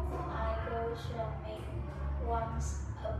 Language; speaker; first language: English; non-native, learner; Vietnamese